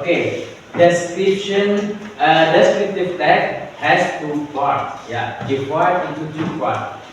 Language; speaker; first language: English; non-native, learner; Indonesian